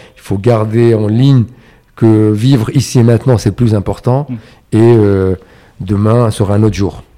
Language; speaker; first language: French; non-native, local second language; Arabic